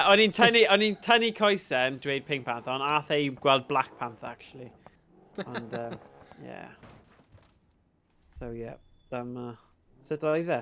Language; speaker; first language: Welsh; native; Welsh